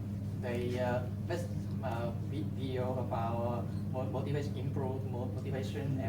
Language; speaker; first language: English; non-native, learner; Vietnamese